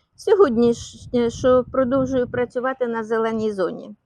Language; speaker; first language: Ukrainian; non-native, local second language; Russian